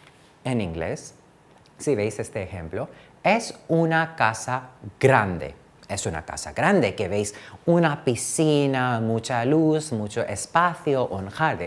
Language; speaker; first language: Spanish; non-native, fluent; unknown